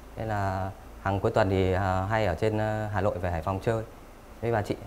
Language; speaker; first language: Vietnamese; native; Vietnamese